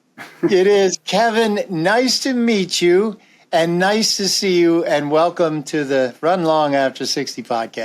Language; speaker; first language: English; native; English